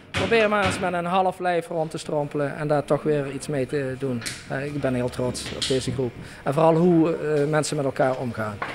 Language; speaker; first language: Dutch; native; Dutch